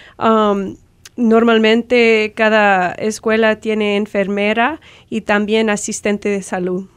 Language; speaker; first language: Spanish; non-native, fluent; English